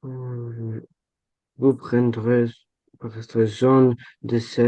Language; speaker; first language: French; non-native, learner; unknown